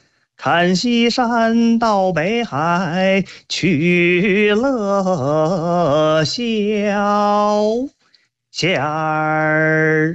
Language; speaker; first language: Chinese; native; Chinese